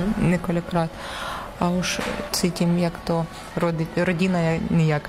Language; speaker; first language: Czech; non-native, learner; Ukrainian